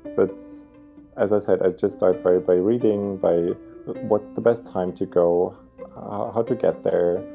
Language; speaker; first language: English; non-native, fluent; German